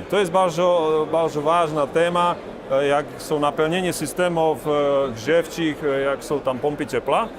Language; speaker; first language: Polish; non-native, learner; Slovak